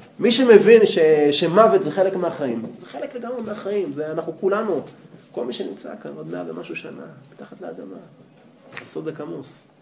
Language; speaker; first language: Hebrew; native; Hebrew